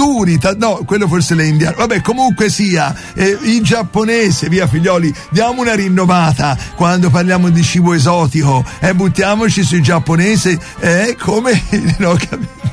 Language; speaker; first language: Italian; native; Italian